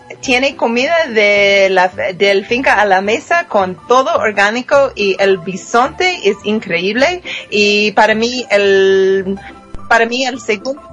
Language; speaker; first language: Spanish; non-native, fluent; English